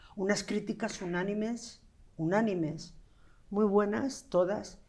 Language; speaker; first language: Spanish; native; Spanish